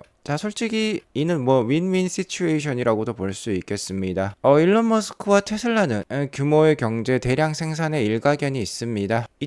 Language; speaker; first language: Korean; native; Korean